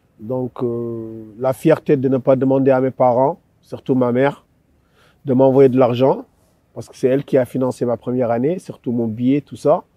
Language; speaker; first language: French; non-native, local second language; Wolof